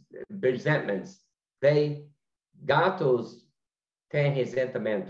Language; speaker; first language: Portuguese; non-native, learner; English